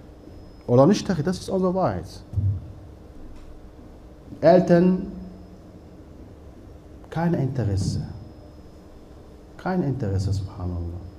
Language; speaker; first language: German; non-native, fluent; Arabic